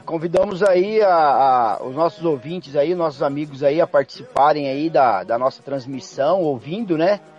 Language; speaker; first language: Portuguese; native; Portuguese